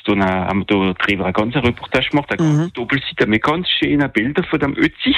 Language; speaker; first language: German; non-native, local second language; French